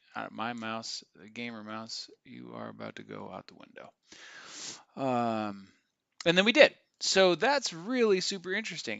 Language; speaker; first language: English; native; English